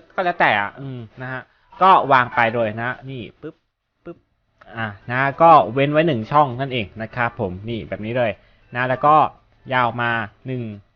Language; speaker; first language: Thai; native; Thai